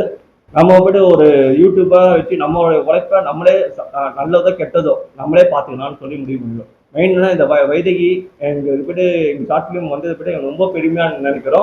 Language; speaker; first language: Tamil; native; Tamil